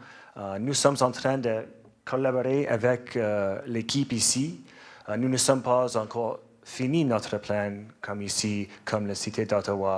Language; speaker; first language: French; non-native, learner; English